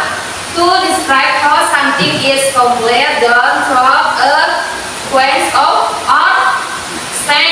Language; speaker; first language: English; non-native, learner; Indonesian